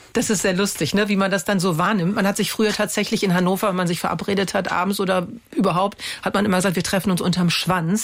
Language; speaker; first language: German; native; German